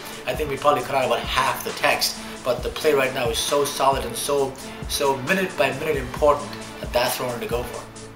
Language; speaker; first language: English; native; English